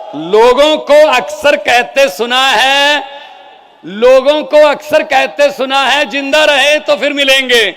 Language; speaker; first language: Hindi; non-native, local second language; Punjabi